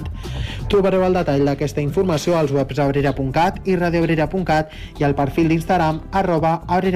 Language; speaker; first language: Catalan; native; Catalan